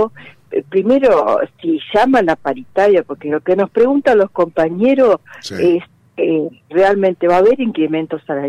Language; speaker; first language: Spanish; native; Spanish